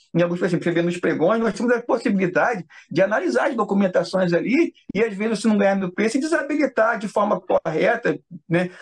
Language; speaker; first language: Portuguese; native; Portuguese